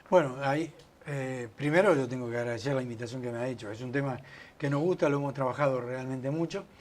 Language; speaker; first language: Spanish; native; Spanish